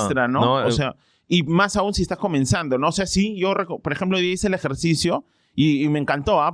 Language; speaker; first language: Spanish; native; Spanish